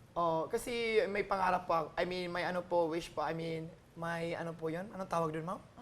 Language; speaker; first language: Filipino; non-native, local second language; Waray